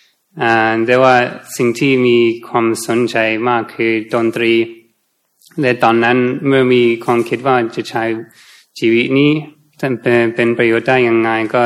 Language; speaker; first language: Thai; non-native, fluent; English